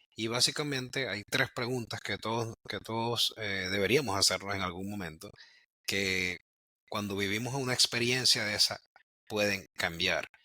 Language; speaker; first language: Spanish; native; Spanish